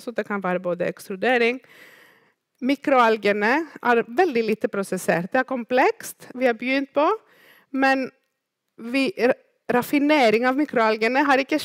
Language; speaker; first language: Norwegian; non-native, fluent; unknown